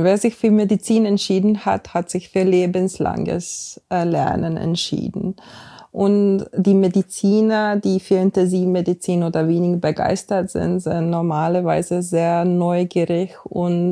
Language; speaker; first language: German; non-native, fluent; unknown